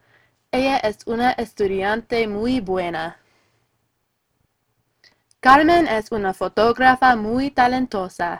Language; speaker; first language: Spanish; non-native, learner; English